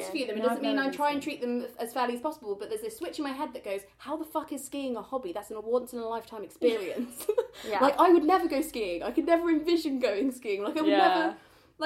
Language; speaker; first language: English; native; English